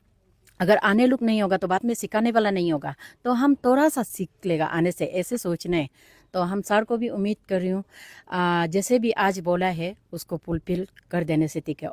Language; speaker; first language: Hindi; non-native, local second language; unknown